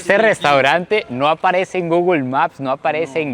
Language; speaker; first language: Spanish; native; Spanish